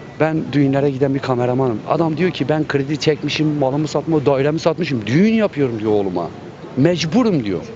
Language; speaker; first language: Turkish; native; Turkish